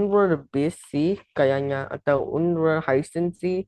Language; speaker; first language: German; non-native, learner; Indonesian